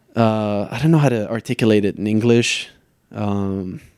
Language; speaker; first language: English; native; English